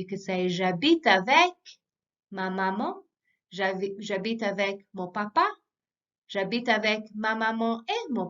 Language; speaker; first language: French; non-native, fluent; English